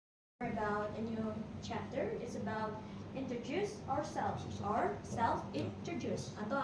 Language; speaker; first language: English; non-native, fluent; Indonesian